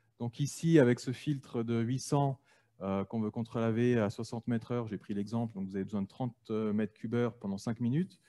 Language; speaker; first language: French; native; French